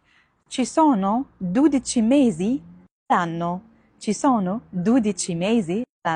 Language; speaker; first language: Italian; non-native, fluent; Arabic